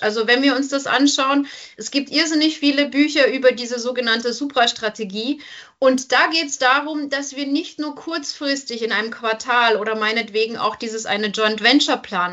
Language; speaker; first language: German; native; German